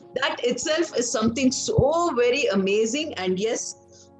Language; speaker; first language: English; non-native, local second language; Kannada